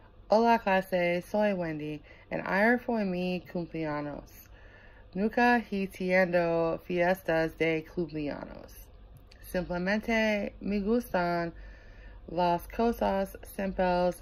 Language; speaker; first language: Spanish; non-native, learner; English